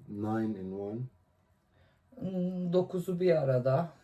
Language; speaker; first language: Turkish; non-native, learner; Swedish